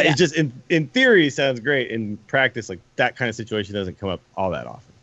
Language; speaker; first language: English; native; English